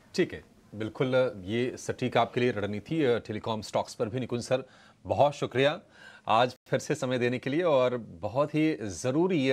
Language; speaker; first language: Hindi; native; Hindi